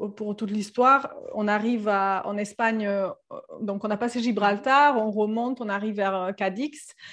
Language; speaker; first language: French; non-native, fluent; Serbian